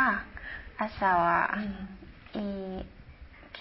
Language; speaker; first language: Japanese; non-native, learner; Chinese